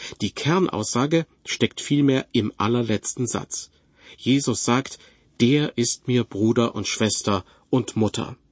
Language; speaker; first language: German; native; German